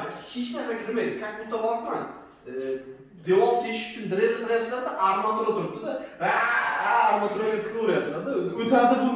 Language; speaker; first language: Turkish; non-native, fluent; Uzbek